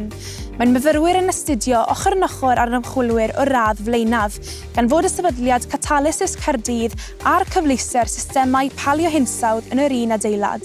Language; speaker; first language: Welsh; native; Welsh